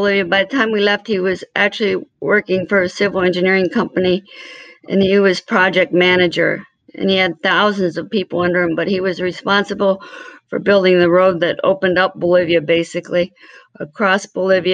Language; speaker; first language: English; early bilingual, other home language; Spanish